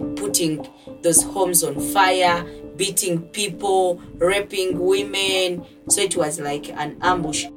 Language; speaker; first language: English; non-native, fluent; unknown